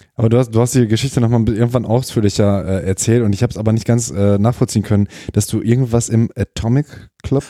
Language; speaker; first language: German; native; German